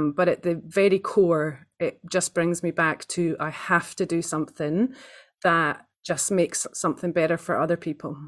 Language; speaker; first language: English; native; English